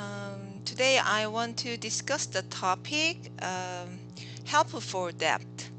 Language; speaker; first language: English; non-native, learner; Korean